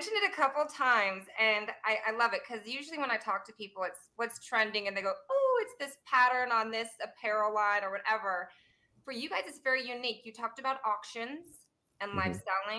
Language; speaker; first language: English; native; English